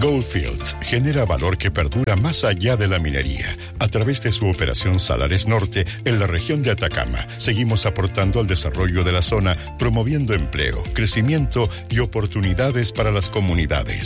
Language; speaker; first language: Spanish; native; Spanish